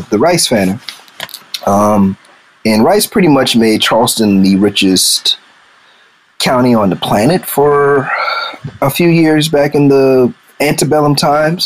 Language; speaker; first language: English; native; English